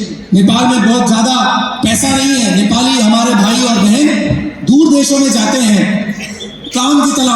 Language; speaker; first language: Hindi; native; Hindi